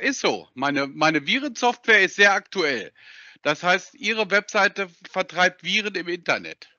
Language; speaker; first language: German; native; German